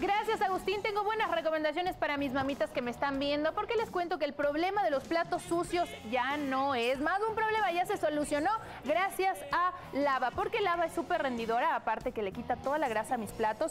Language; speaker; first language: Spanish; native; Spanish